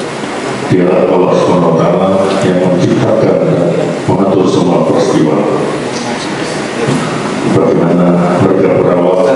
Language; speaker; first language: Indonesian; non-native, local second language; Javanese